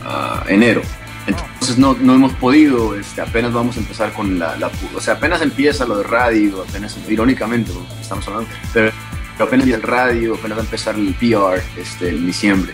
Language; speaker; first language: Spanish; early bilingual, other home language; English